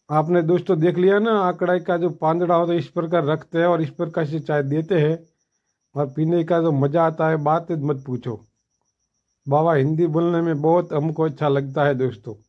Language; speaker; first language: Hindi; non-native, local second language; Gujarati